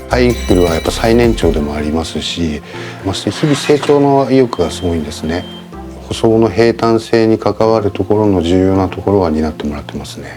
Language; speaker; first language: Japanese; native; Japanese